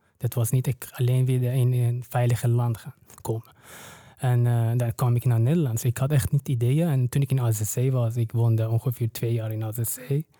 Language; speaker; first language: Dutch; non-native, learner; Persian